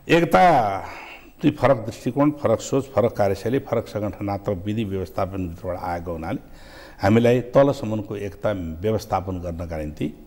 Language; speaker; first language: Nepali; native; Nepali